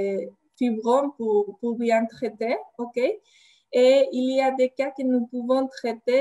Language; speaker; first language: French; non-native, fluent; Spanish